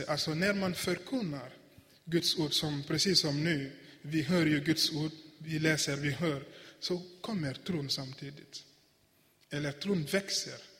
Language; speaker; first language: Swedish; non-native, fluent; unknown